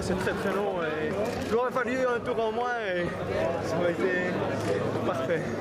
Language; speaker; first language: French; native; French